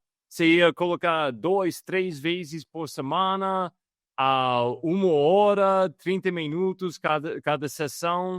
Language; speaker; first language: Portuguese; non-native, fluent; English